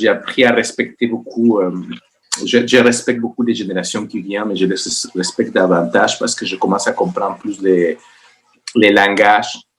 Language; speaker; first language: French; non-native, fluent; Spanish